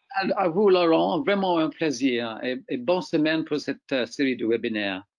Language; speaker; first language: French; non-native, fluent; English